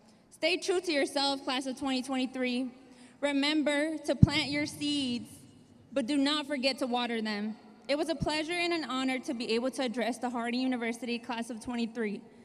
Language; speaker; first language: English; early bilingual, other home language; Spanish